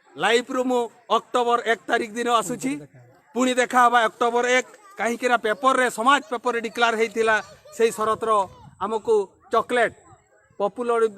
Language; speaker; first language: Odia; non-native, local second language; Santali